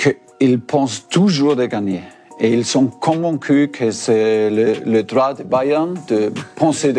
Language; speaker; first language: French; non-native, fluent; German